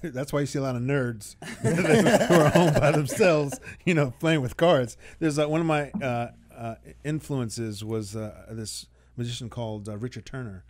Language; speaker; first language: English; native; English